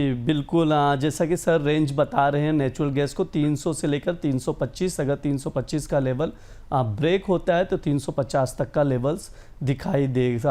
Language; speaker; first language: Hindi; native; Hindi